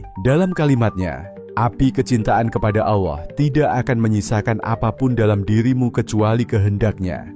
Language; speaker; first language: Indonesian; native; Indonesian